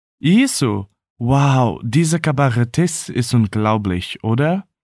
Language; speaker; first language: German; non-native, fluent; Portuguese